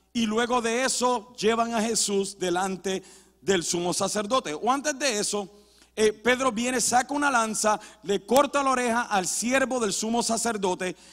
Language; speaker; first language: Spanish; early bilingual, heritage; Spanish